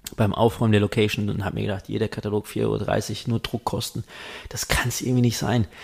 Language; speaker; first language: German; native; German